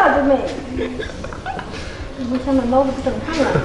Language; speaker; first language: Chinese; native; Chinese